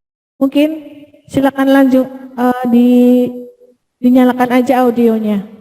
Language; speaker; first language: Indonesian; native; Indonesian